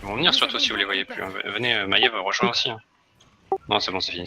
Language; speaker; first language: French; native; French